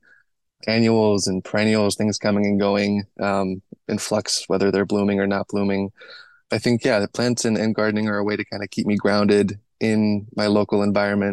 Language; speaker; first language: English; native; English